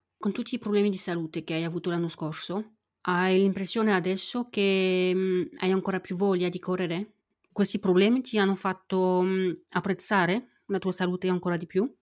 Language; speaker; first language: Italian; non-native, fluent; French